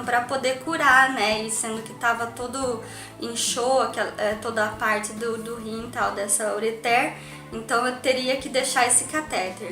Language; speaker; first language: Portuguese; native; Portuguese